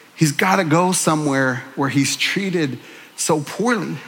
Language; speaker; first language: English; native; English